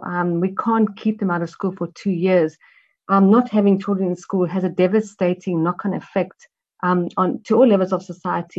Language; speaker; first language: English; native; English